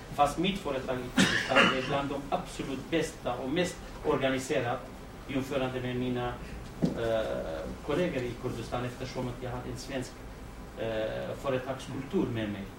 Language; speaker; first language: Swedish; non-native, fluent; Kurdish